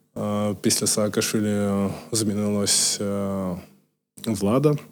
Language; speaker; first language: Ukrainian; non-native, local second language; Georgian